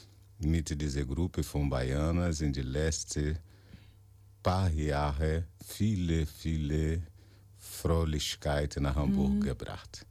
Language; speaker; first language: German; non-native, fluent; Portuguese